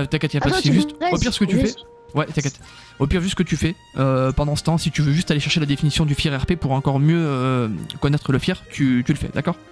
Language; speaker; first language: French; native; French